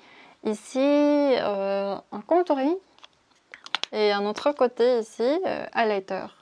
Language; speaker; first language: French; non-native, fluent; Korean